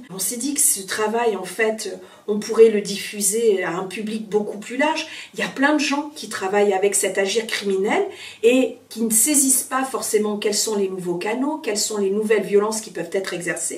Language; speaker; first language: French; native; French